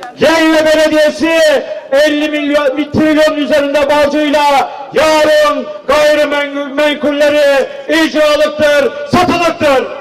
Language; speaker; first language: Turkish; native; Turkish